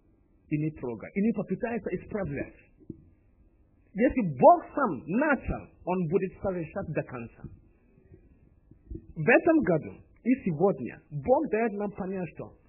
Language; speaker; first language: Russian; non-native, learner; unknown